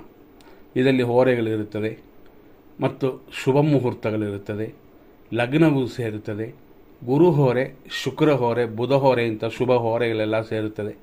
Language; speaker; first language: Kannada; native; Kannada